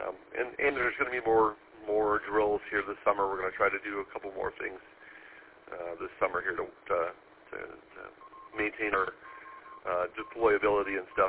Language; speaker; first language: English; native; English